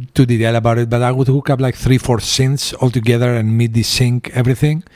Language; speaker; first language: English; early bilingual, other home language; Greek